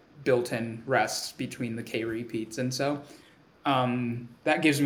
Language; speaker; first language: English; early bilingual, other home language; Swahili